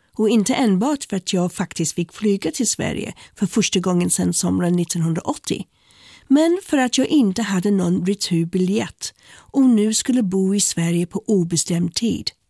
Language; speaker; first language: Swedish; non-native, fluent; English